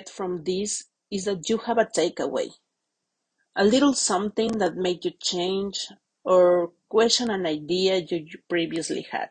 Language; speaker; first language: English; non-native, fluent; Spanish